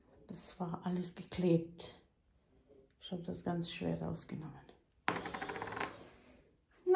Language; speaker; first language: German; non-native, fluent; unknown